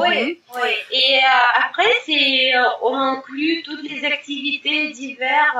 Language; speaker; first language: French; non-native, fluent; Russian